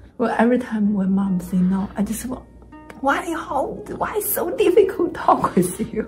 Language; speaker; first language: English; non-native, learner; Chinese